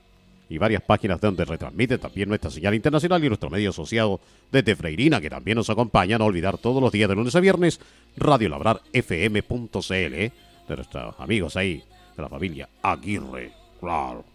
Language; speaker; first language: Spanish; native; Spanish